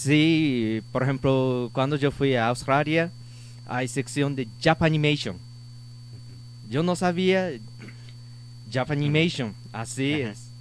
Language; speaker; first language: Spanish; non-native, learner; Japanese